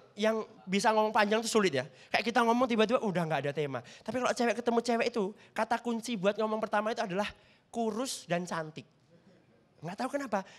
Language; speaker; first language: Indonesian; native; Indonesian